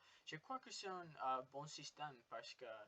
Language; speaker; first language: French; non-native, learner; English